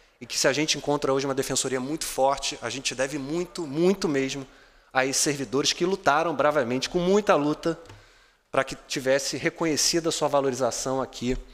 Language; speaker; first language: Portuguese; native; Portuguese